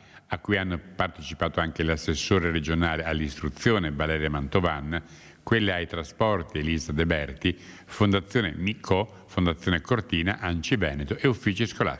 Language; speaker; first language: Italian; native; Italian